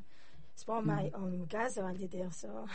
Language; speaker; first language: Danish; non-native, learner; Hebrew